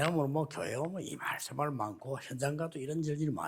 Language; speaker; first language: Korean; native; Korean